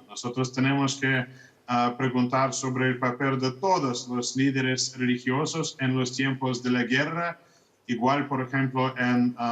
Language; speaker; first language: Spanish; non-native, fluent; Russian